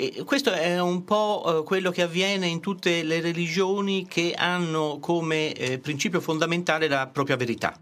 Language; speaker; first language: Italian; native; Italian